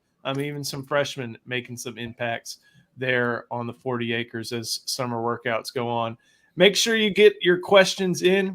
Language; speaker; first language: English; native; English